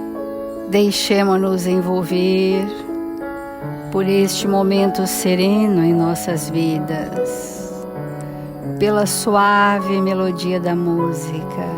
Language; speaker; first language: Portuguese; native; Portuguese